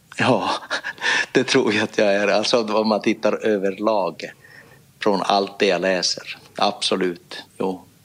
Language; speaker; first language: Swedish; native; Swedish